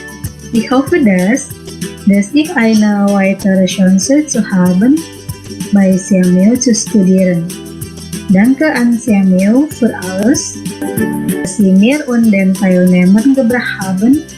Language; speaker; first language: German; non-native, fluent; Indonesian